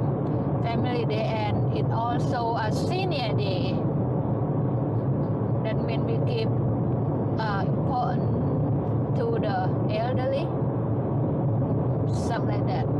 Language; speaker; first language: English; non-native, fluent; Thai